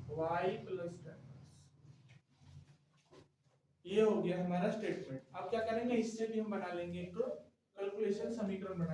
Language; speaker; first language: Hindi; native; Hindi